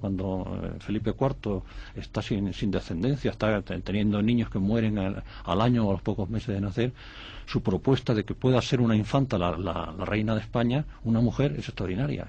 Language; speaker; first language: Spanish; native; Spanish